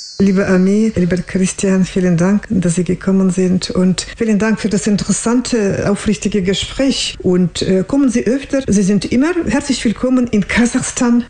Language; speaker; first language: German; non-native, fluent; Kazakh